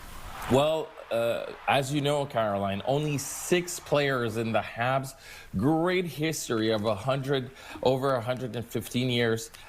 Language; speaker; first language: English; non-native, local second language; French